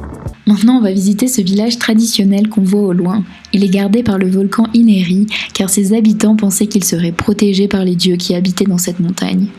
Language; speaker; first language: French; native; French